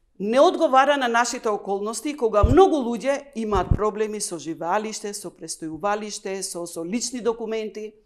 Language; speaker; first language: Macedonian; non-native, local second language; Albanian